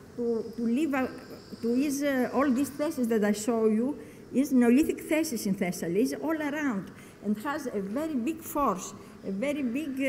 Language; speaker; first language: English; non-native, learner; Greek